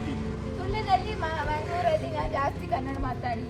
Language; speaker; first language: Kannada; non-native, local second language; Malayalam